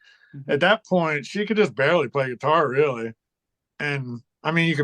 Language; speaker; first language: English; native; English